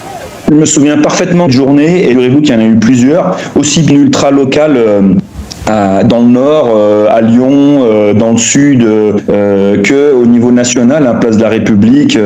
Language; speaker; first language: French; native; French